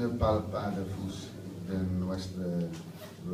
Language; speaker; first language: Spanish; non-native, fluent; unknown